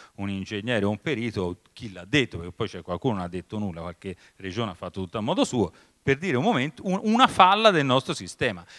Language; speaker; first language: Italian; native; Italian